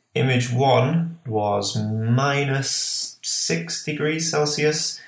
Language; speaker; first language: English; native; English